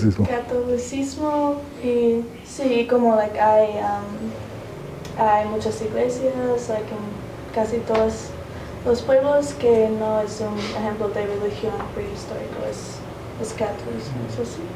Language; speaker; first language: Spanish; non-native, learner; English